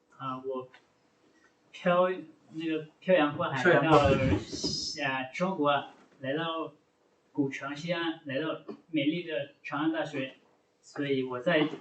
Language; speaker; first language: Chinese; non-native, fluent; Lao